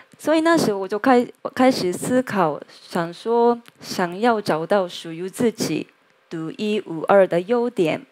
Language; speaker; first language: Chinese; non-native, fluent; Japanese